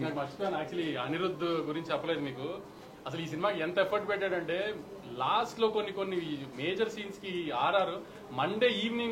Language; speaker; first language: Telugu; native; Telugu